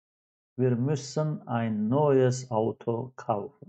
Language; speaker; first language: German; non-native, fluent; Turkish